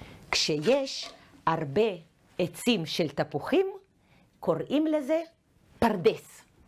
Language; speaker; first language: Hebrew; non-native, fluent; Russian